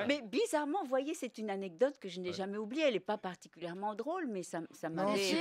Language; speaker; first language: French; native; French